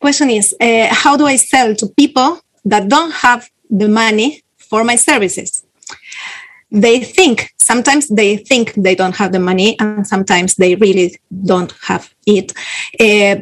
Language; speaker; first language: English; non-native, learner; Spanish